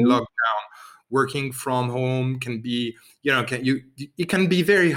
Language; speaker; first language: English; non-native, fluent; French